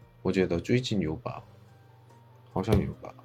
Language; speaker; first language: Chinese; non-native, fluent; Korean